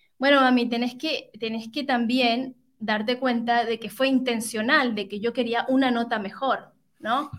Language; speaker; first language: Spanish; native; Spanish